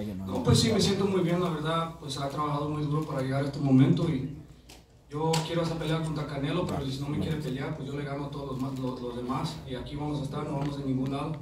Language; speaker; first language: Spanish; early bilingual, other home language; English